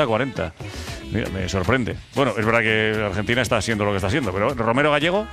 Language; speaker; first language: Spanish; native; Spanish